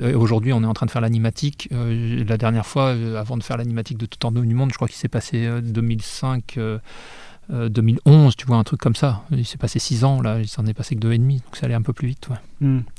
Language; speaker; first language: French; native; French